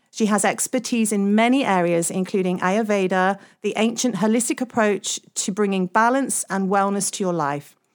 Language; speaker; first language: English; native; English